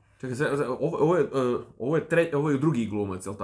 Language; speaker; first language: Serbian; native; Serbian